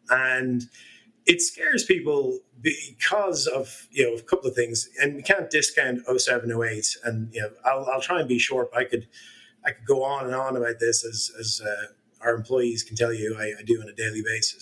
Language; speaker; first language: English; native; English